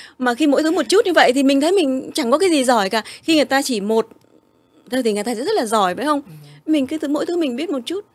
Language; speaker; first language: Vietnamese; early bilingual, heritage; Vietnamese